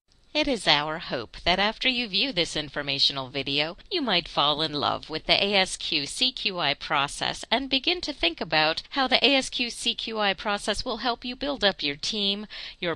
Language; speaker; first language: English; native; English